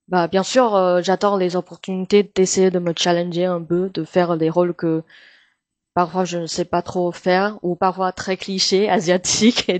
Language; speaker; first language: French; non-native, fluent; Chinese